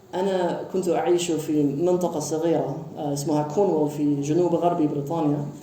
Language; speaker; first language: Arabic; non-native, fluent; English